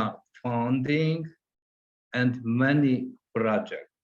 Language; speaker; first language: English; non-native, fluent; Hungarian